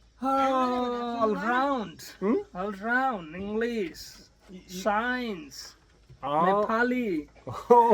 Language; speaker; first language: English; non-native, learner; Nepali